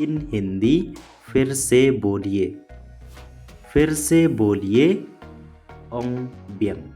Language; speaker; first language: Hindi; non-native, local second language; Khasi